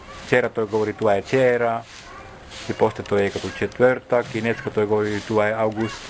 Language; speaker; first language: Bulgarian; non-native, learner; Finnish